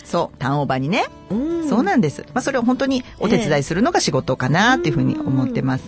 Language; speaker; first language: Japanese; native; Japanese